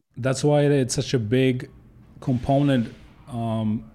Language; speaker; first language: English; non-native, fluent; Polish